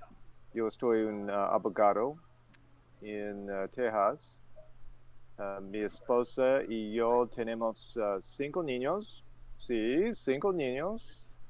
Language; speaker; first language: Spanish; non-native, learner; English